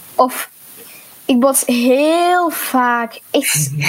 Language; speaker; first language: Dutch; early bilingual, other home language; Lithuanian